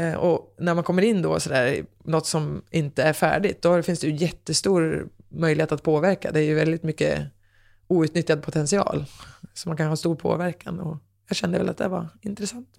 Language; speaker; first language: Swedish; native; Swedish